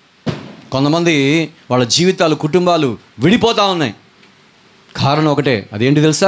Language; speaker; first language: Telugu; native; Telugu